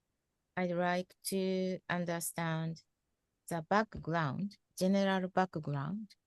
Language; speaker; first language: English; non-native, fluent; Japanese